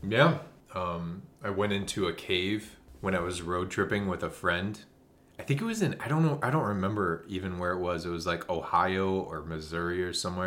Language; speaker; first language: English; native; English